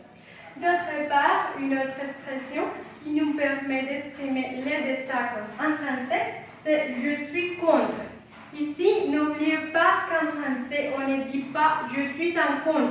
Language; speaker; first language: French; non-native, fluent; Spanish